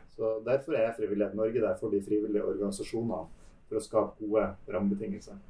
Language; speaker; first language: Norwegian; native; Norwegian